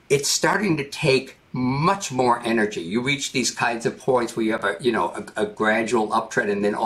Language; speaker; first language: English; native; English